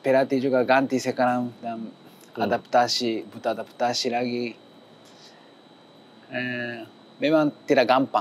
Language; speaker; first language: Indonesian; non-native, learner; Japanese